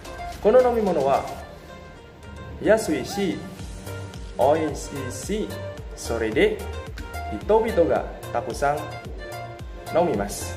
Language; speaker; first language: Japanese; non-native, learner; Indonesian